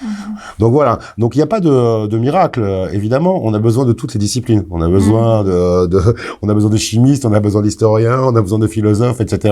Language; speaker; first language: French; native; French